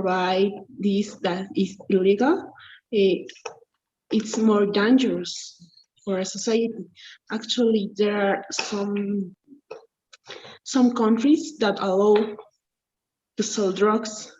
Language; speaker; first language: English; non-native, learner; Spanish